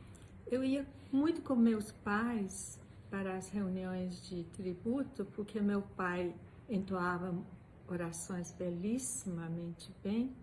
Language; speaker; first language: Portuguese; non-native, fluent; Persian